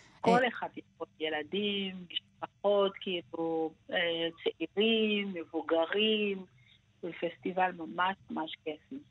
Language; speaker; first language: Hebrew; non-native, fluent; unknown